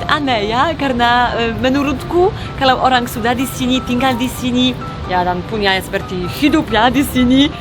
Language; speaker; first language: Indonesian; non-native, fluent; Polish